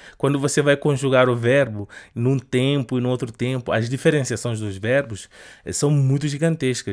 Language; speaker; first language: Portuguese; non-native, fluent; Upper Guinea Crioulo